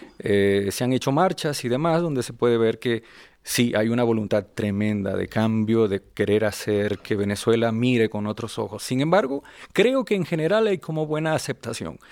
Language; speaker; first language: Spanish; native; Spanish